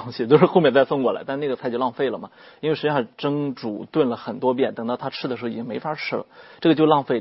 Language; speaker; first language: Chinese; native; Chinese